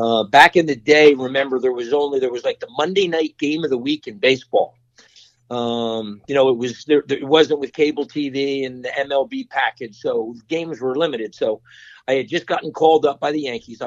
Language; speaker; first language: English; native; English